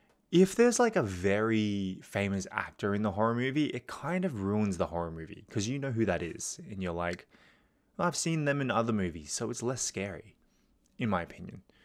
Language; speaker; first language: English; native; English